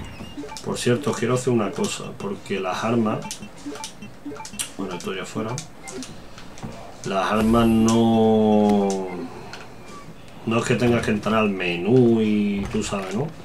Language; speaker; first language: Spanish; native; Spanish